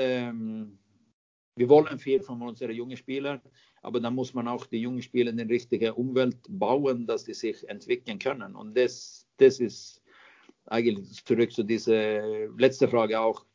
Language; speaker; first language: German; non-native, fluent; Swedish